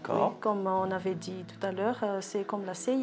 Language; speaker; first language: French; non-native, local second language; Malagasy